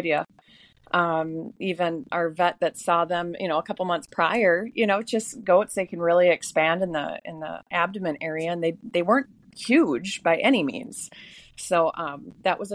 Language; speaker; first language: English; native; English